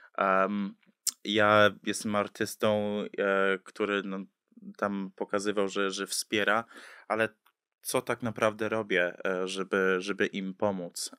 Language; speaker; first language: Polish; early bilingual, heritage; English